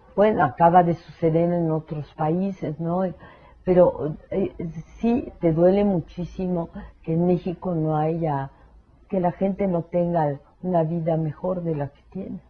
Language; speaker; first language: Spanish; early bilingual, other home language; French